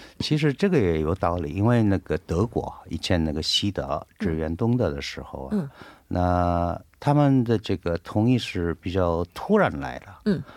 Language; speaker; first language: Chinese; non-native, fluent; Korean